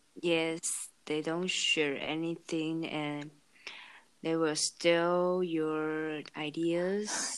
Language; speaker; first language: English; non-native, learner; Chinese